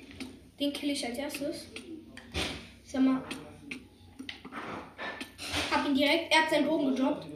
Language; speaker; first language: German; native; German